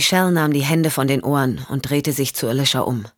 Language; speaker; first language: German; native; German